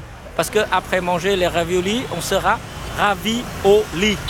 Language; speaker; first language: French; non-native, fluent; Vietnamese